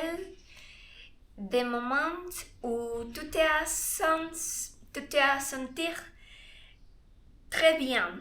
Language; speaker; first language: French; non-native, learner; Spanish